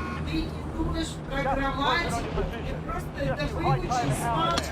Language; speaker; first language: Russian; non-native, learner; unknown